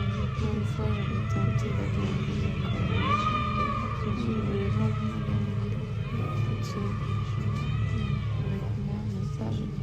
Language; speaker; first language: French; non-native, fluent; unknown